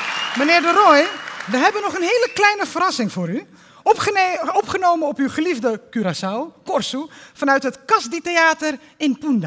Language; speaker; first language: Dutch; native; Dutch